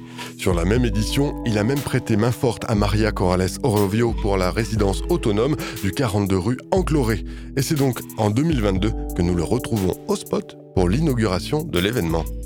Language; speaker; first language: French; native; French